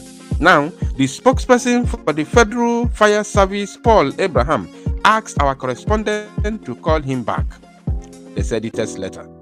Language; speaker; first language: English; non-native, local second language; Igbo